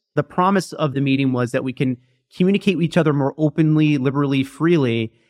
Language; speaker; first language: English; native; English